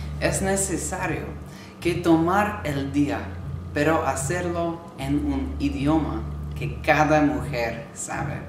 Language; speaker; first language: Spanish; non-native, learner; English